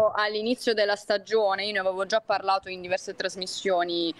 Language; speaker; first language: Italian; native; Italian